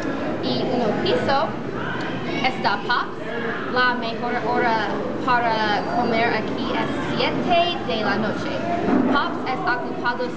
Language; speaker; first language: Spanish; non-native, learner; English